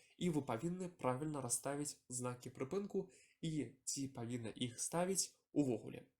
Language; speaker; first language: Belarusian; non-native, local second language; Russian